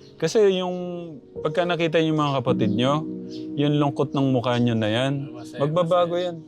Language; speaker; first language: Filipino; native; Filipino